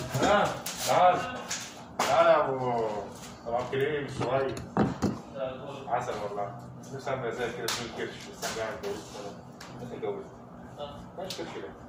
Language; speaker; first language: Arabic; non-native, learner; Filipino